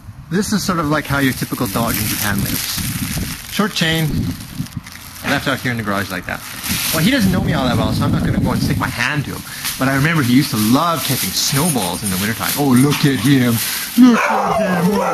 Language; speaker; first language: English; native; English